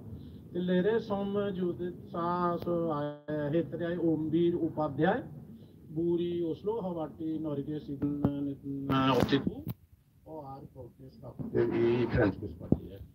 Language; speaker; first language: Norwegian; non-native, fluent; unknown